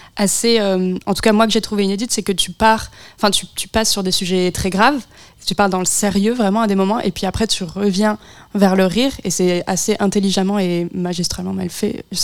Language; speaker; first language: French; native; French